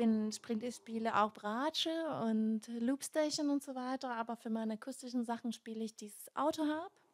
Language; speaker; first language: German; non-native, fluent; Danish